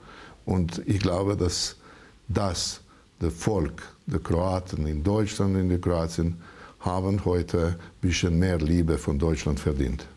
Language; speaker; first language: German; non-native, learner; Croatian